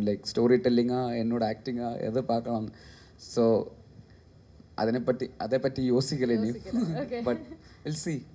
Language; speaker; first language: Tamil; non-native, learner; Malayalam